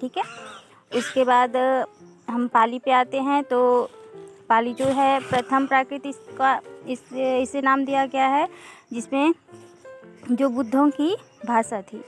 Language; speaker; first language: Hindi; native; Hindi